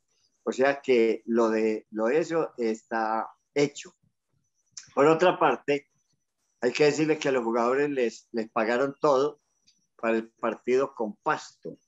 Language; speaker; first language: Spanish; native; Spanish